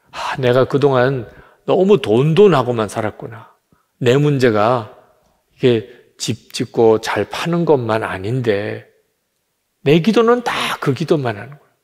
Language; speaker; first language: Korean; native; Korean